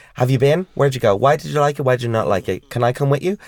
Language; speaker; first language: English; native; English